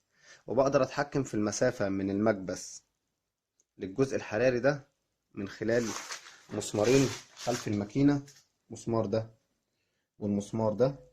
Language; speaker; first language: Arabic; native; Arabic